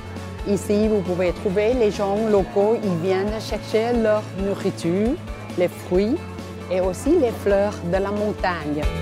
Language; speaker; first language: French; non-native, learner; Thai